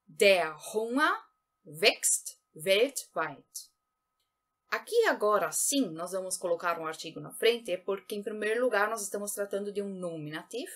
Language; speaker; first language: Portuguese; native; Portuguese